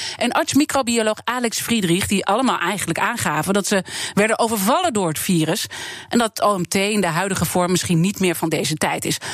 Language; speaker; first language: Dutch; native; Dutch